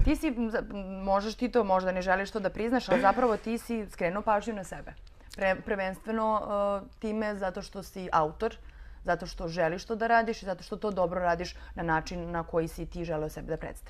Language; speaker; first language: Bosnian; native; Bosnian